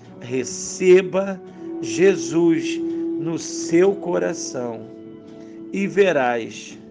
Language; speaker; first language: Portuguese; native; Portuguese